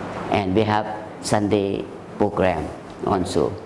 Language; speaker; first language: English; non-native, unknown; Thai